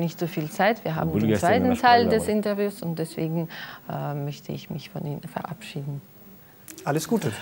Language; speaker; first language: German; non-native, learner; Russian